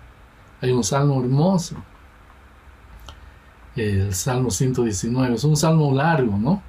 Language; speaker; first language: Spanish; native; Spanish